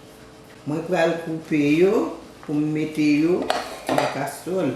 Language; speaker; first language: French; non-native, local second language; Haitian Creole